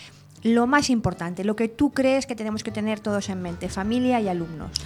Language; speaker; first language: Spanish; native; Spanish